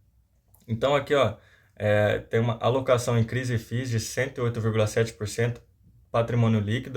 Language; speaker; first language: Portuguese; native; Portuguese